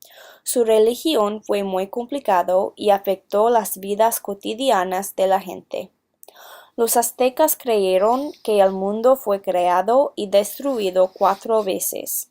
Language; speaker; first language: Spanish; non-native, learner; English